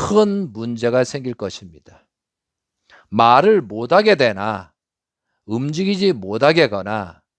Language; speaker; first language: Korean; native; Korean